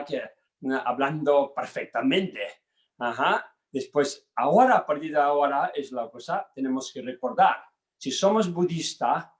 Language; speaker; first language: Spanish; non-native, learner; Tibetan